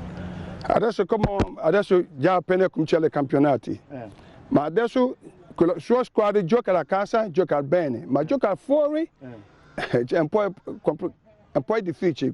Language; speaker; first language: Italian; non-native, learner; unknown